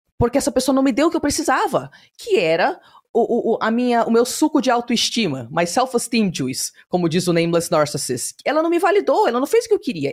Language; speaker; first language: Portuguese; early bilingual, heritage; Portuguese